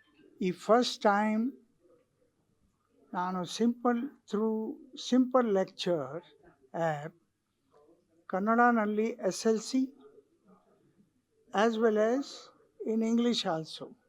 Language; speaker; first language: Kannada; non-native, local second language; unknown